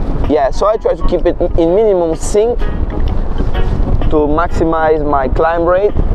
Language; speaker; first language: English; non-native, fluent; Portuguese